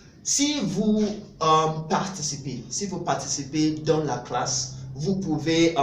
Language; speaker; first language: French; non-native, fluent; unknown